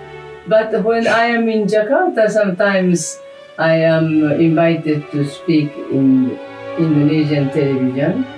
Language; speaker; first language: English; non-native, fluent; Japanese